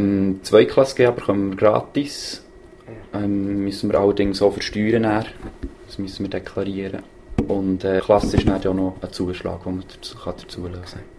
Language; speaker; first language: German; native; German